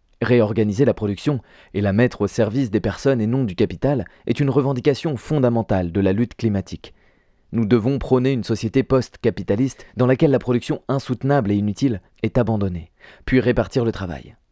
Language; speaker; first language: French; native; French